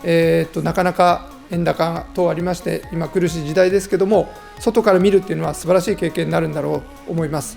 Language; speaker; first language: Japanese; native; Japanese